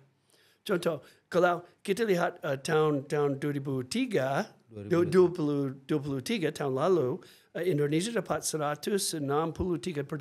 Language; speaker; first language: Indonesian; non-native, fluent; English